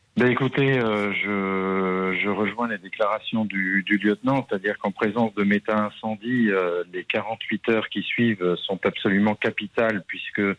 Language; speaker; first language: French; native; French